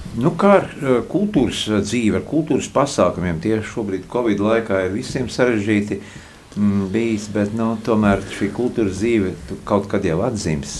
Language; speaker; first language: Latvian; native; Latvian